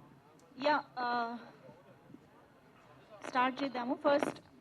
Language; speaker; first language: Telugu; native; Telugu